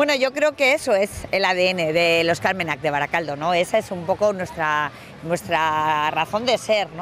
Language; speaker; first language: Spanish; native; Spanish